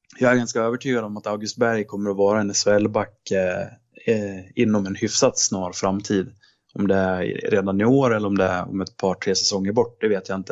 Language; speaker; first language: Swedish; native; Swedish